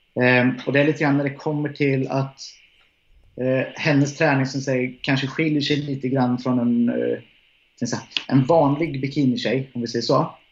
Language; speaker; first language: Swedish; native; Swedish